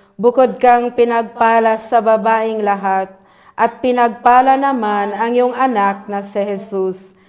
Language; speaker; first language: Portuguese; non-native, fluent; Filipino